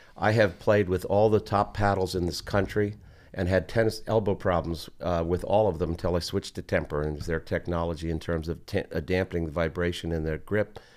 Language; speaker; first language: English; native; English